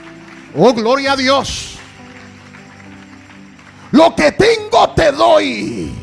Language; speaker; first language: Spanish; native; Spanish